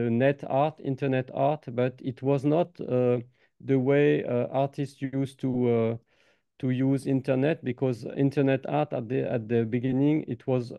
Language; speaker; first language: English; non-native, fluent; French